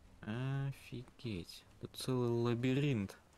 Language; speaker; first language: Russian; native; Russian